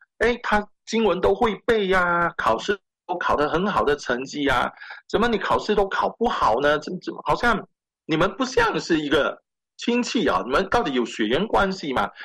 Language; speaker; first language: Chinese; native; Chinese